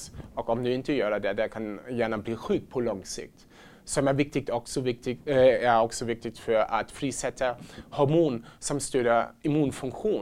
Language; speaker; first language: Swedish; non-native, fluent; German